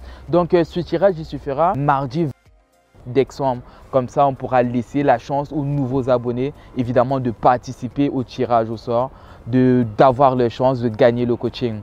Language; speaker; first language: French; native; French